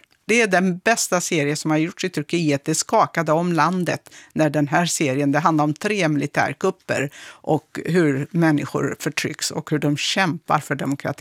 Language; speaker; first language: Swedish; early bilingual, other home language; Kurdish